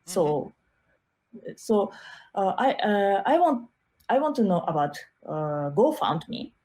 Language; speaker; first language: English; non-native, learner; Japanese